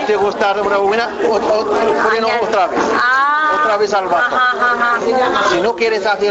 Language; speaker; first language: Spanish; non-native, learner; Arabic